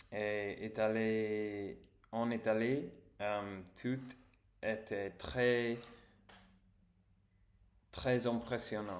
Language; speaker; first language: French; non-native, learner; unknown